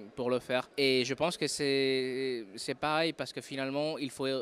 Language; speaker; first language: French; non-native, fluent; Spanish